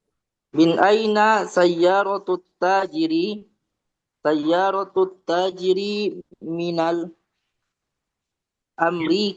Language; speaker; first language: Arabic; non-native, learner; Indonesian